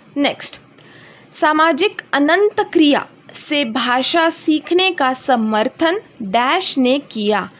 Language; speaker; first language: Hindi; non-native, local second language; Marathi